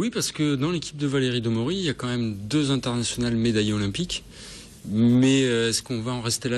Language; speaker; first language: French; native; French